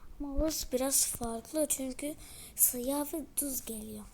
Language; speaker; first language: Turkish; early bilingual, heritage; Turkish